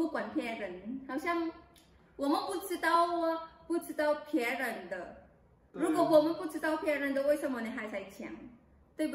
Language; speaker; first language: Chinese; non-native, learner; Filipino